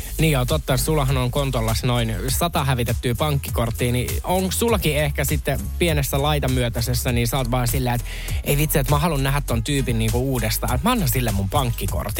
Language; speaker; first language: Finnish; native; Finnish